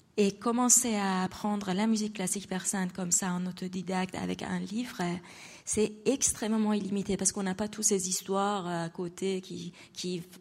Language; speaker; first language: French; non-native, fluent; Persian